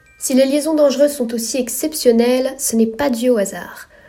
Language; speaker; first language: French; native; French